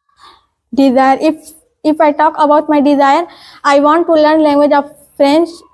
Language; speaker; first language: English; non-native, learner; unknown